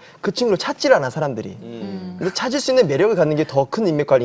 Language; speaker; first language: Korean; native; Korean